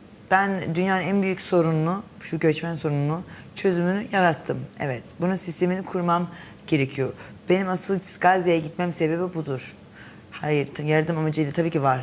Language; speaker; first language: Turkish; early bilingual, heritage; Turkish